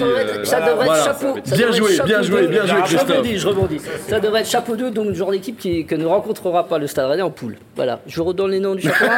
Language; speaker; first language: French; native; French